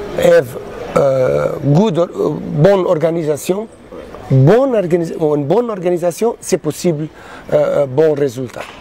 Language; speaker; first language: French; non-native, learner; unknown